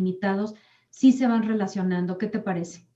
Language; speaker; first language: Spanish; native; Spanish